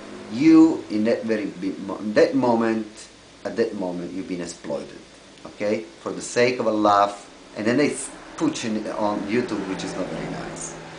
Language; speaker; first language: English; non-native, fluent; Italian